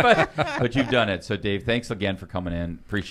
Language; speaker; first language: English; native; English